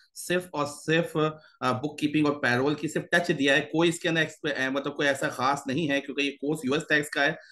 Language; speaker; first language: Urdu; native; Urdu